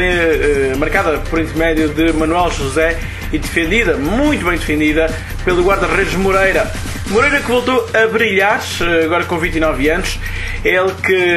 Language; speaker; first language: Portuguese; native; Portuguese